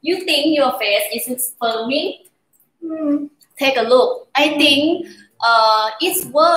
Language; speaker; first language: English; non-native, learner; Thai